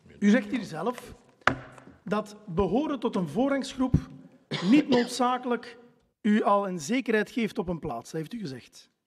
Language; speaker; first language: Dutch; native; Dutch